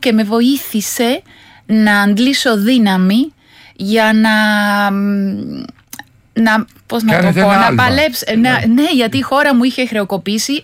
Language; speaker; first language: Greek; non-native, fluent; Spanish